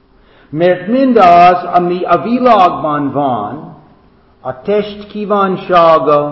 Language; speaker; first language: Hungarian; non-native, fluent; English